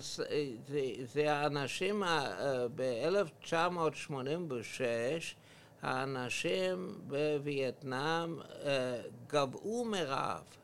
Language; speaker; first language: Hebrew; non-native, fluent; English